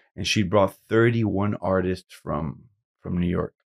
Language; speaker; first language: English; native; English